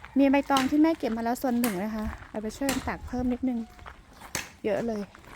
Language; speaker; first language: Thai; non-native, local second language; S'gaw Karen